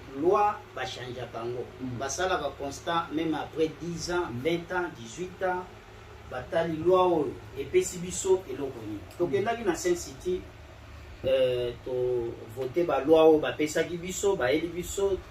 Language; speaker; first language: Lingala; non-native, local second language; Swahili